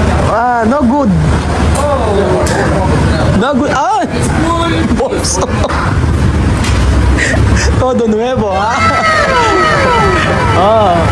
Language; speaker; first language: Spanish; non-native, learner; Filipino